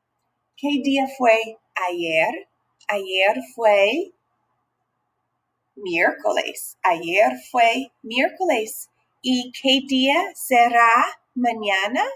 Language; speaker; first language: Spanish; non-native, fluent; English